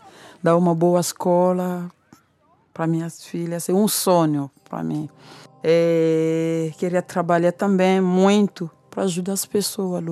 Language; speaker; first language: Portuguese; non-native, local second language; French